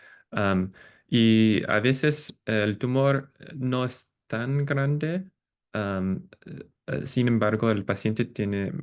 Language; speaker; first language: Spanish; non-native, fluent; English